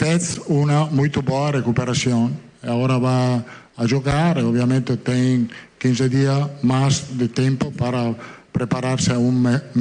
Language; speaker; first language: Portuguese; non-native, fluent; Italian